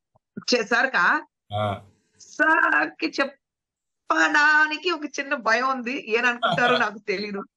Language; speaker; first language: Telugu; non-native, local second language; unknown